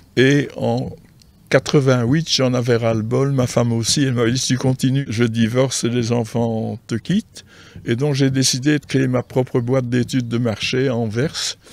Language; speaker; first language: French; native; French